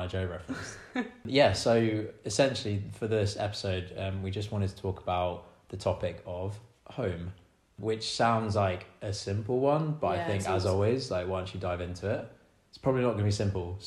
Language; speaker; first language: English; native; English